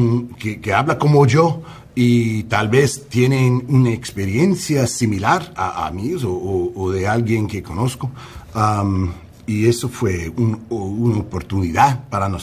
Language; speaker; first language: Spanish; non-native, learner; English